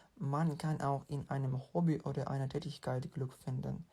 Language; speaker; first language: German; non-native, fluent; Ukrainian